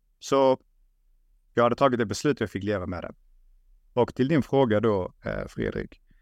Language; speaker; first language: Swedish; early bilingual, other home language; Russian